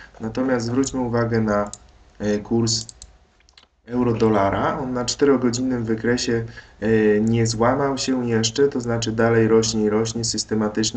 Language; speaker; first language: Polish; native; Polish